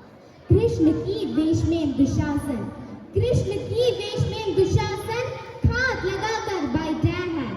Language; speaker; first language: Hindi; non-native, local second language; Malayalam